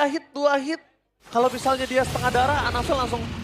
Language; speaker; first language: Indonesian; native; Indonesian